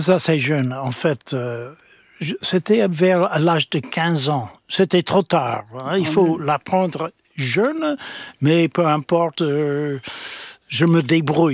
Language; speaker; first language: French; non-native, fluent; English